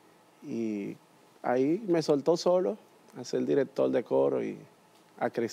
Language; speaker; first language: Spanish; native; Spanish